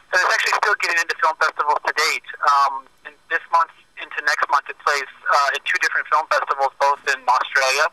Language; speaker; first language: English; native; English